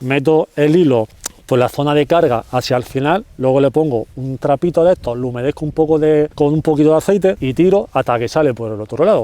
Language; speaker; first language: Spanish; native; Spanish